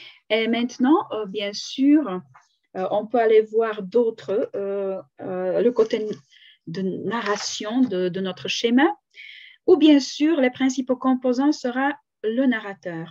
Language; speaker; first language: French; non-native, fluent; Slovak